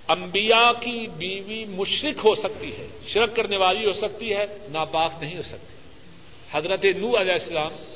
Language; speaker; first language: Urdu; non-native, local second language; Punjabi